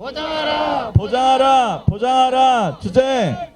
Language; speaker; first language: Korean; native; Korean